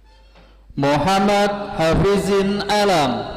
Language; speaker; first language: Indonesian; native; Indonesian